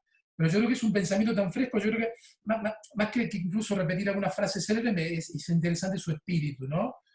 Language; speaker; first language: Spanish; native; Spanish